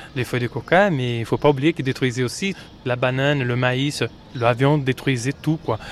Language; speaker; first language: French; non-native, fluent; Portuguese